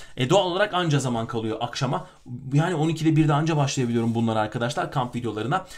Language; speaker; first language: Turkish; native; Turkish